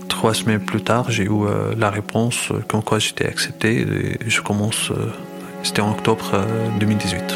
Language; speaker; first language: French; non-native, fluent; Arabic